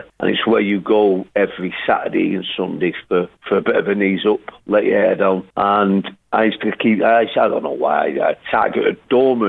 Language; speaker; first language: English; native; English